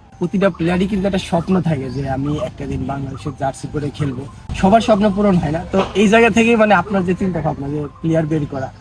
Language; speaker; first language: Bangla; native; Bangla